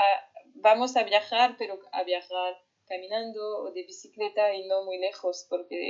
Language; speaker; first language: Spanish; non-native, fluent; French